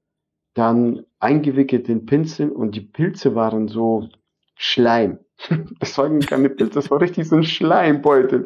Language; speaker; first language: German; non-native, fluent; Arabic